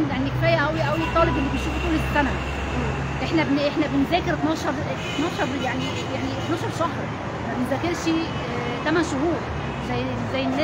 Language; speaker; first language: Arabic; native; Arabic